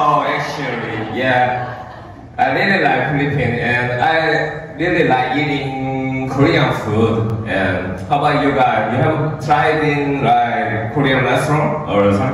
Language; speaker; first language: English; non-native, learner; Korean